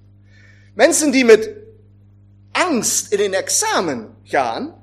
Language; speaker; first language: Dutch; non-native, fluent; German